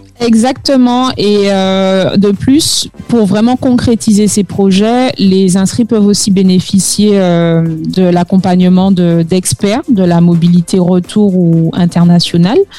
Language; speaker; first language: French; native; French